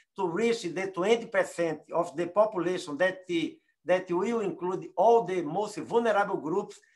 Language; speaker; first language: English; non-native, fluent; Portuguese